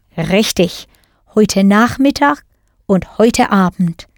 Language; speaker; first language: German; non-native, fluent; English